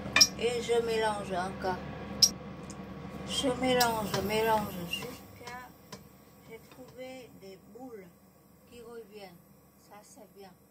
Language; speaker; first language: French; non-native, fluent; Vietnamese